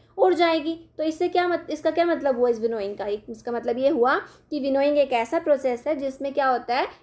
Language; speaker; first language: Hindi; non-native, local second language; Dogri